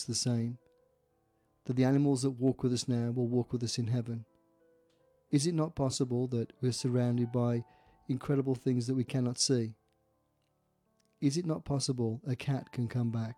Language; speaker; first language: English; native; English